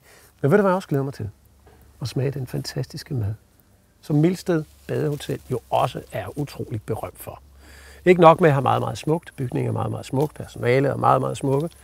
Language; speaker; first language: Danish; native; Danish